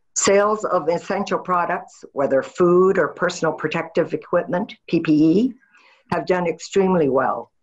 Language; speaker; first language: English; native; English